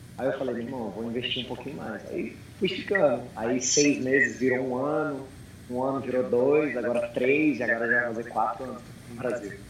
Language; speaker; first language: Portuguese; early bilingual, heritage; Portuguese